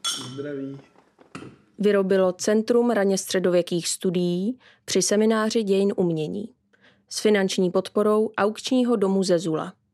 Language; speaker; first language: Czech; non-native, fluent; Italian